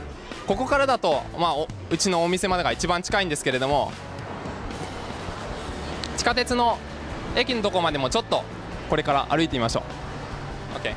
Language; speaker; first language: Japanese; early bilingual, heritage; Japanese